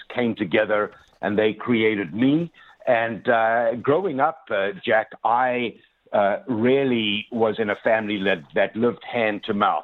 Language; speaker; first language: English; native; English